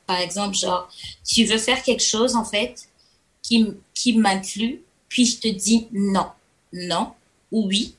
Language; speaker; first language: French; non-native, local second language; Lingala